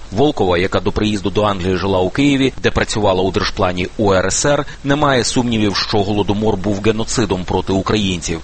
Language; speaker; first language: Ukrainian; native; Ukrainian